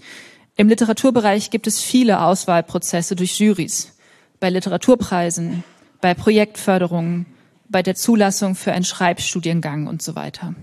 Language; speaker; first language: German; native; German